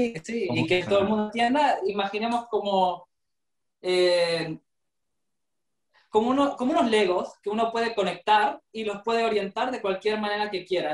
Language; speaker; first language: Spanish; native; Spanish